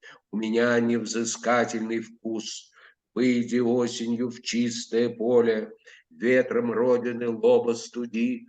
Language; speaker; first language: Russian; native; Russian